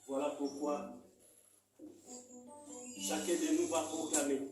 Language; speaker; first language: French; non-native, local second language; Lingala